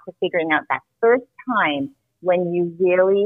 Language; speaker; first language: English; native; English